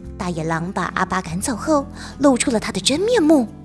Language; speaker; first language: Chinese; native; Chinese